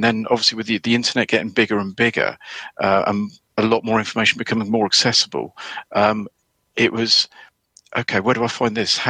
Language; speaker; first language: English; native; English